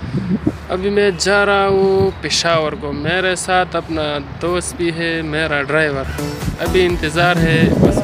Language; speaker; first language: Hindi; non-native, local second language; Pashto